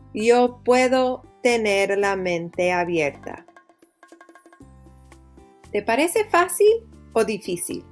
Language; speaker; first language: Spanish; non-native, fluent; English